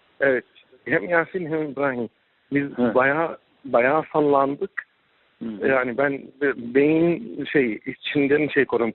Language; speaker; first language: Turkish; non-native, learner; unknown